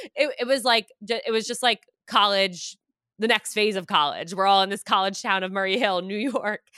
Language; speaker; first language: English; native; English